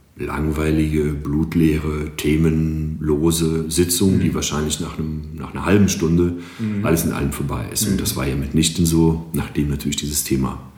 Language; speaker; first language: German; non-native, fluent; Greek